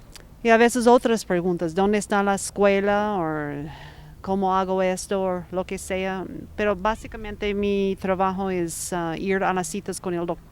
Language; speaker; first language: Spanish; non-native, fluent; English